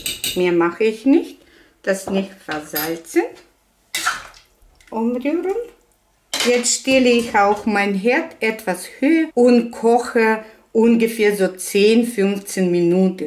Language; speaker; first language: German; non-native, fluent; Russian